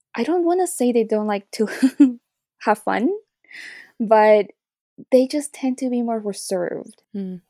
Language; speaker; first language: English; early bilingual, other home language; Spanish